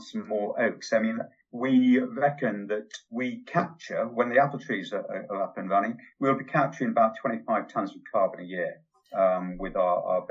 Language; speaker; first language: English; native; English